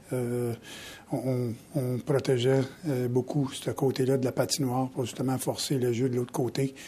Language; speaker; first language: French; native; French